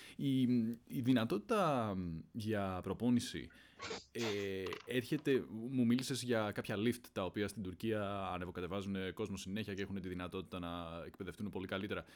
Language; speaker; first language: Greek; native; Greek